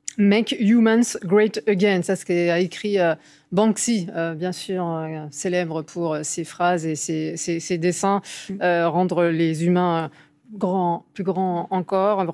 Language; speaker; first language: French; native; French